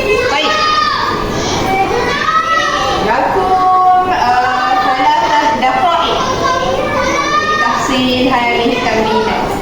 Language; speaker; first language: Arabic; non-native, learner; Malay